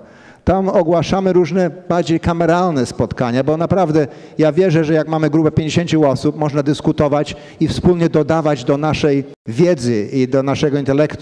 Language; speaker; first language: Polish; early bilingual, heritage; Polish